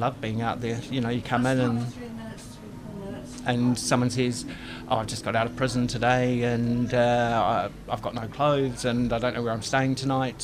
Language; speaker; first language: English; native; English